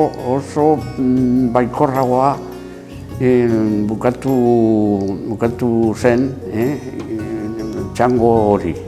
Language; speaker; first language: Basque; non-native, local second language; Spanish